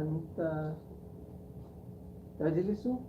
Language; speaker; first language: Arabic; non-native, learner; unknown